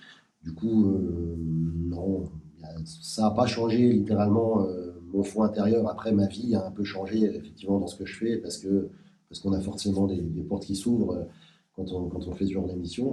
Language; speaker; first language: French; native; French